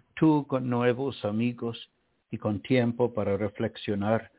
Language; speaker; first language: Spanish; non-native, fluent; English